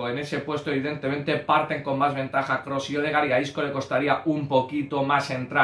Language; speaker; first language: Spanish; native; Spanish